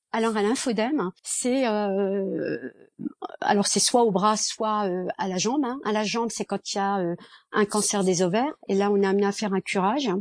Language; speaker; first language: French; early bilingual, other home language; Kabyle